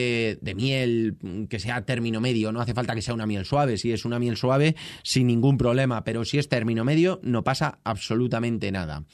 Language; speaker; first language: Spanish; native; Spanish